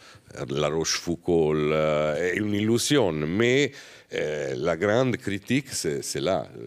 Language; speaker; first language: French; non-native, fluent; Italian